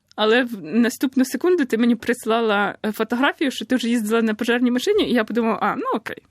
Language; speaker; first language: Ukrainian; native; Ukrainian